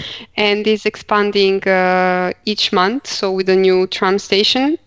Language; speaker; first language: English; non-native, fluent; Croatian